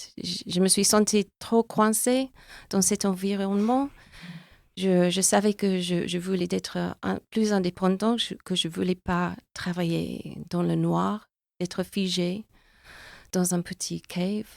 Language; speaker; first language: French; non-native, fluent; English